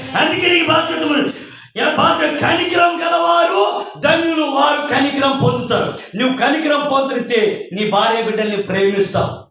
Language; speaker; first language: Telugu; non-native, local second language; Koya